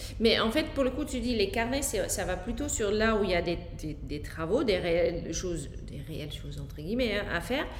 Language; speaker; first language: French; non-native, fluent; Dutch